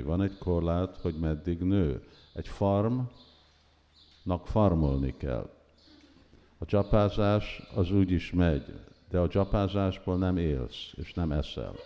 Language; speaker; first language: Hungarian; early bilingual, heritage; Hungarian